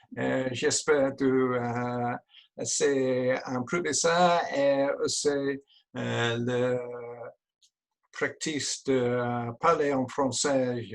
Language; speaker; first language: French; non-native, learner; English